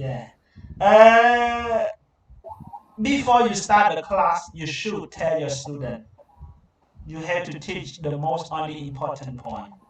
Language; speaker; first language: English; non-native, learner; Khmer